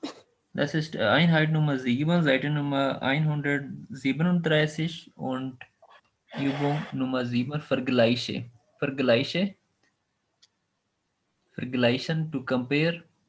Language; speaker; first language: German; non-native, fluent; Urdu